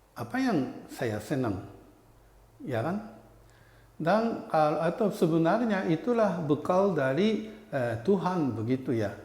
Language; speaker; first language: Indonesian; non-native, fluent; Japanese